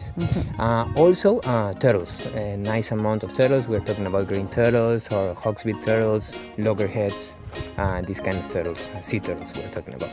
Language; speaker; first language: English; non-native, fluent; Spanish